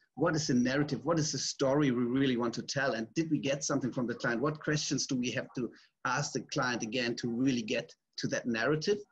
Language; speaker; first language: English; non-native, fluent; German